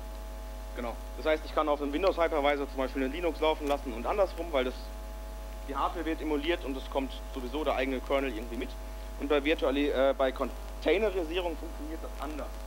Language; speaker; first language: German; native; German